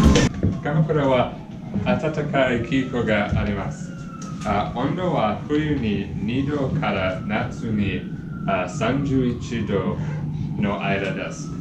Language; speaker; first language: Japanese; non-native, learner; English